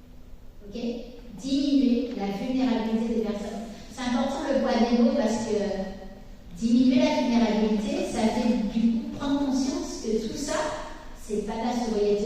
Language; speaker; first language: French; native; French